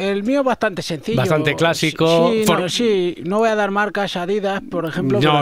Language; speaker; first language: Spanish; native; Spanish